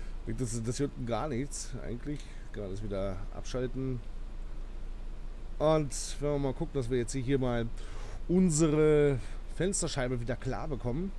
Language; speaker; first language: German; native; German